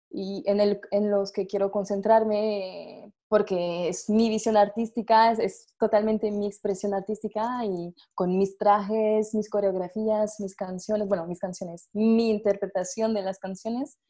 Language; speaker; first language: Spanish; non-native, fluent; French